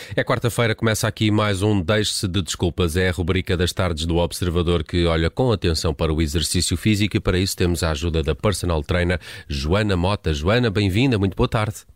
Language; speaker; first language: Portuguese; native; Portuguese